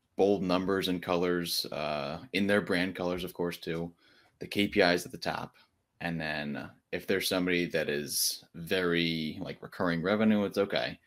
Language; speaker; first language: English; native; English